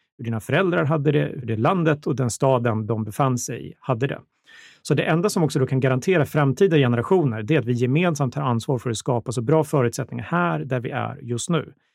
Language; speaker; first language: Swedish; native; Swedish